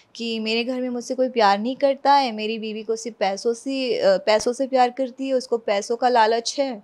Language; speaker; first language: Hindi; non-native, local second language; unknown